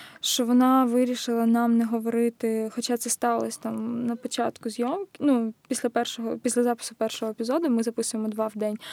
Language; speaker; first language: Ukrainian; native; Ukrainian